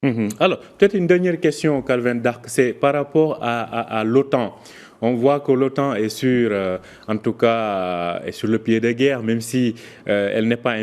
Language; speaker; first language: French; native; French